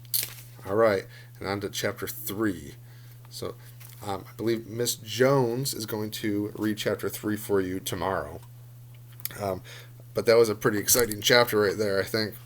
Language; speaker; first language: English; native; English